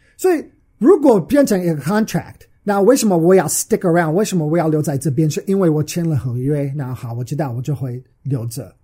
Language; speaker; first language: Chinese; non-native, fluent; English